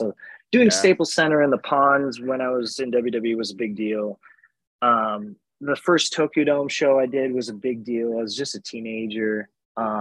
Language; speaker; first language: English; native; English